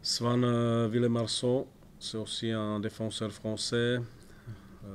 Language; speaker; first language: French; non-native, fluent; Czech